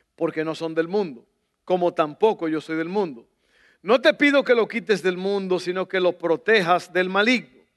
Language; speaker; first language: Spanish; native; Spanish